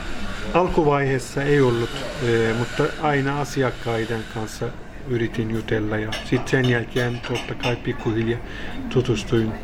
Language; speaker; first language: Finnish; non-native, fluent; Turkish